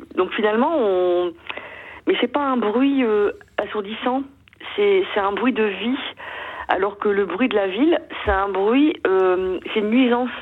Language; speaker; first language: French; native; French